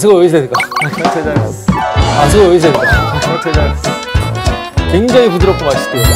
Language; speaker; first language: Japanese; non-native, fluent; Korean